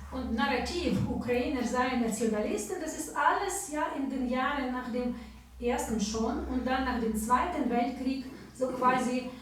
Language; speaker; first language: German; non-native, fluent; Ukrainian